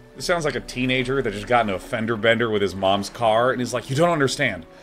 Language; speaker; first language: English; native; English